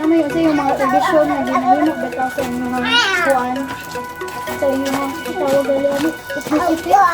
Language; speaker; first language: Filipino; non-native, local second language; Cebuano